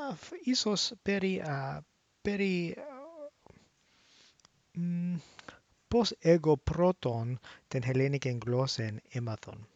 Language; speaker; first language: Greek; non-native, learner; English